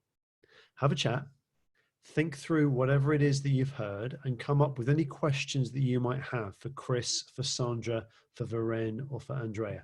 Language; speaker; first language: English; native; English